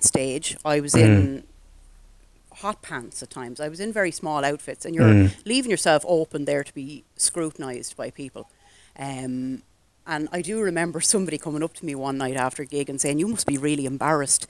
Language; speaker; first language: English; native; English